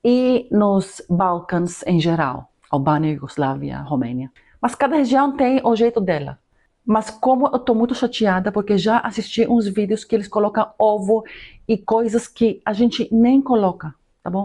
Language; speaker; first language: Portuguese; non-native, fluent; Greek